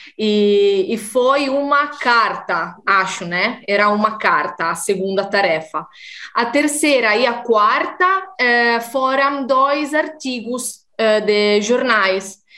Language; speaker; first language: Portuguese; non-native, fluent; Italian